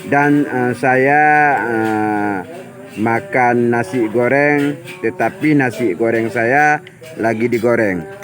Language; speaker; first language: Indonesian; non-native, local second language; Achinese